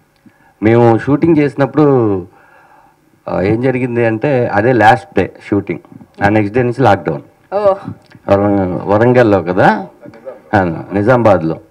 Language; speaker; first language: Telugu; native; Telugu